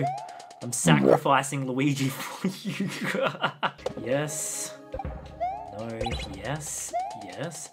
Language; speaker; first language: English; native; English